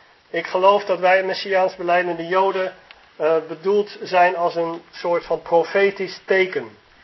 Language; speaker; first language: Dutch; native; Dutch